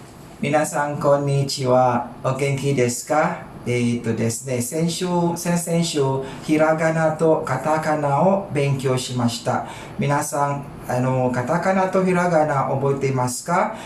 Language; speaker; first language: Japanese; non-native, fluent; Malay